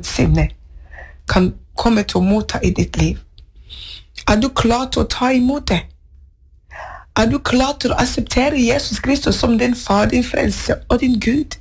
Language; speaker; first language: Norwegian; non-native, fluent; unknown